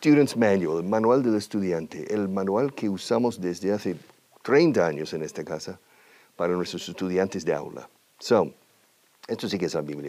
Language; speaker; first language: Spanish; non-native, fluent; English